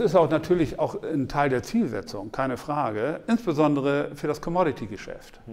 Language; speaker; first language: German; native; German